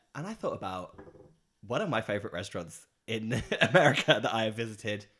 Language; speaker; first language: English; native; English